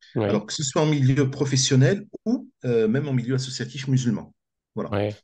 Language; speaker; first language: French; native; French